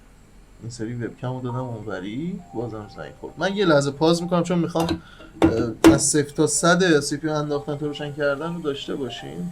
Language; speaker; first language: Persian; native; Persian